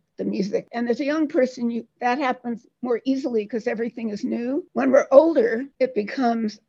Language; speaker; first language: English; native; English